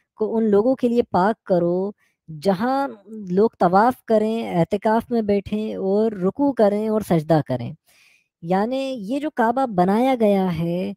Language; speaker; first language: Hindi; native; Hindi